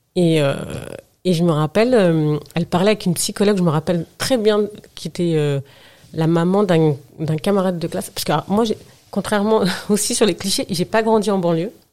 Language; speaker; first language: French; early bilingual, other home language; Arabic